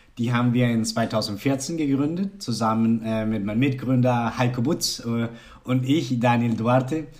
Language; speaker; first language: German; non-native, fluent; Spanish